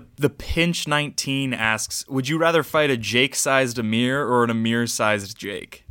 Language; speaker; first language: English; native; English